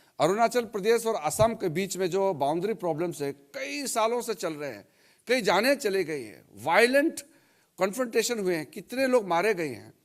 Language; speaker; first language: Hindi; non-native, local second language; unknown